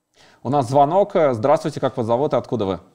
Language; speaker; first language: Russian; native; Russian